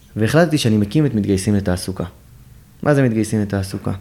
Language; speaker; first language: Hebrew; native; Hebrew